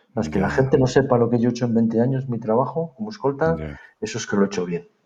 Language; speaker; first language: Spanish; native; Spanish